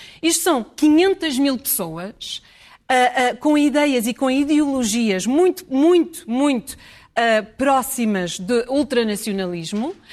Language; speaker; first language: Portuguese; early bilingual, heritage; Portuguese